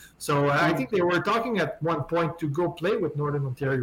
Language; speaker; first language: English; non-native, fluent; French